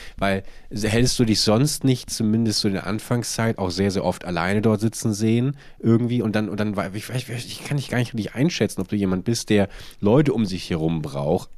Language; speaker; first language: German; native; German